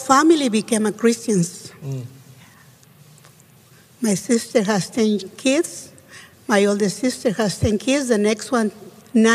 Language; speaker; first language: English; non-native, learner; Spanish